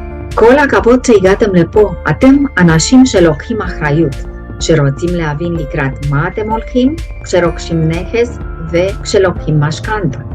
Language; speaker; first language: Hebrew; native; Hebrew